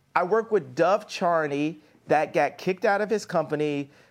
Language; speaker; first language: English; native; English